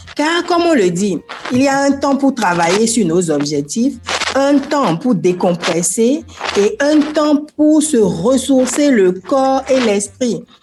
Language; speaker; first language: French; non-native, local second language; Fon